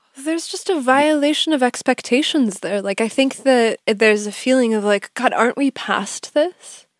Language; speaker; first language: English; native; English